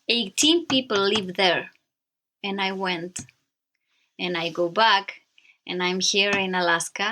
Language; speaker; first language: English; non-native, learner; Spanish